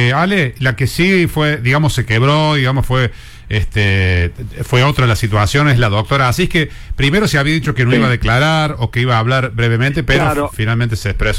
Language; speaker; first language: Spanish; native; Spanish